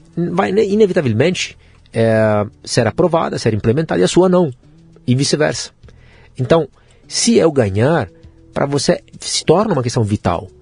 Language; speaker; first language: Portuguese; non-native, fluent; Italian